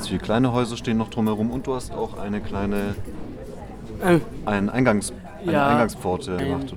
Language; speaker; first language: German; native; German